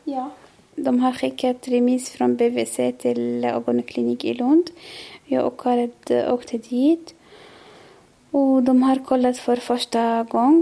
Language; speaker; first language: Swedish; non-native, learner; Arabic